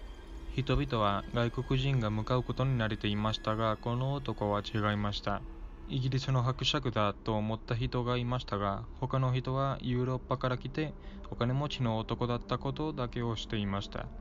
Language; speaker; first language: Japanese; non-native, learner; Spanish